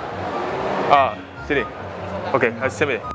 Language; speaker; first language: Japanese; non-native, learner; Indonesian